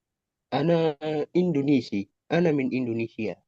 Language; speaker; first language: Arabic; non-native, learner; Indonesian